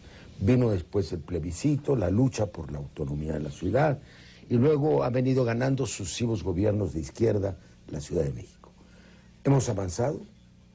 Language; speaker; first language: Spanish; native; Spanish